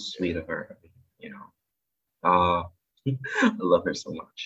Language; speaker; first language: English; non-native, local second language; Chinese